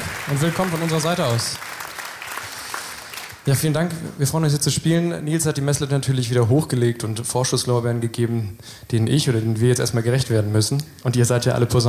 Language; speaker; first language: German; native; German